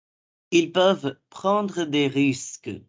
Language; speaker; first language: French; non-native, fluent; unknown